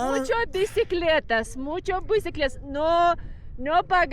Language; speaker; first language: Spanish; non-native, learner; Lithuanian